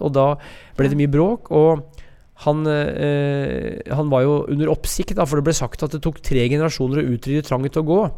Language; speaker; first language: Norwegian; native; Norwegian